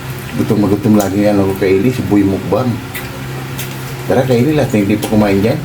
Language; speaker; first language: Filipino; native; Filipino